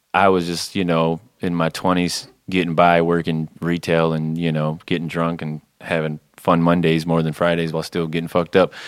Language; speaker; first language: English; native; English